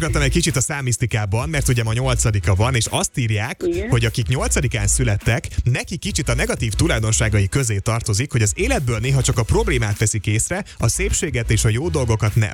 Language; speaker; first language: Hungarian; native; Hungarian